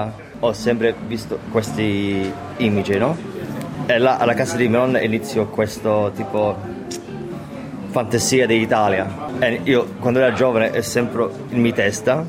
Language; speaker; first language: Italian; early bilingual, heritage; English